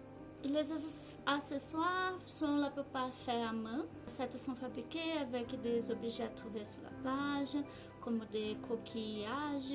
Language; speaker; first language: French; non-native, learner; Portuguese